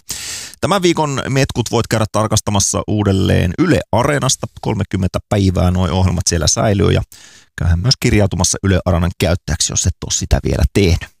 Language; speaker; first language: Finnish; native; Finnish